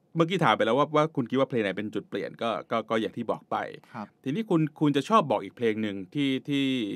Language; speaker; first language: Thai; native; Thai